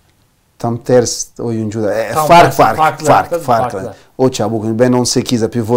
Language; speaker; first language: Turkish; non-native, learner; Portuguese